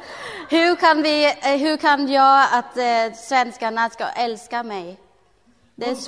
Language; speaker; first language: Swedish; non-native, learner; Thai